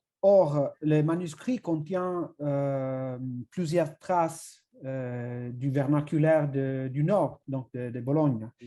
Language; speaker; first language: French; non-native, fluent; Italian